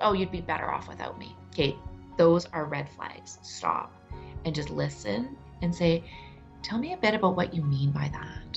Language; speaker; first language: English; native; English